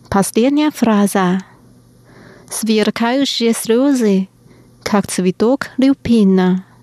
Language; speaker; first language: Russian; non-native, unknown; Chinese